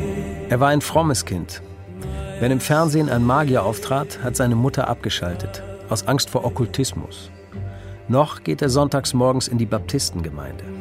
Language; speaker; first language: German; native; German